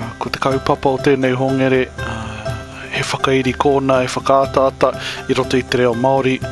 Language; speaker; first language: Māori; non-native, local second language; English